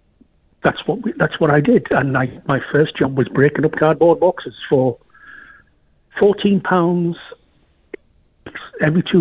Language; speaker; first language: English; native; English